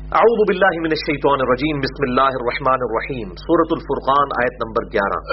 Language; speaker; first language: Urdu; non-native, local second language; Punjabi